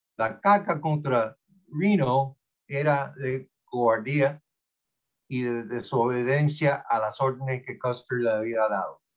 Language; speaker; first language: Spanish; early bilingual, heritage; Spanish